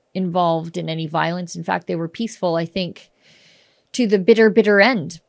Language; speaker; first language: English; native; English